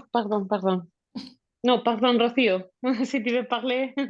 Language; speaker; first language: French; non-native, learner; Spanish